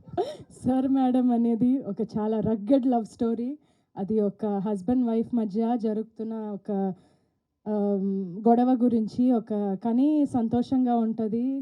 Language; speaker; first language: Telugu; non-native, fluent; Malayalam